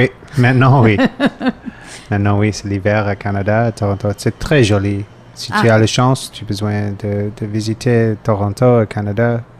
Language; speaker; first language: French; non-native, learner; English